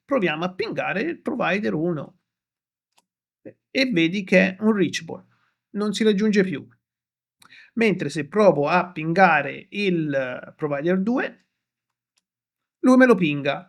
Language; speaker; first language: Italian; native; Italian